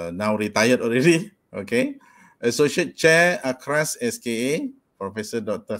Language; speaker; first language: English; non-native, local second language; Malay